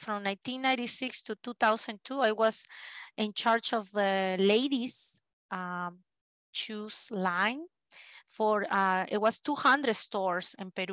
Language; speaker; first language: English; non-native, fluent; Spanish